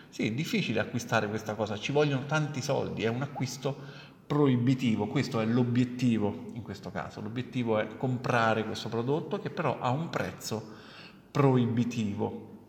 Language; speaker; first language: Italian; native; Italian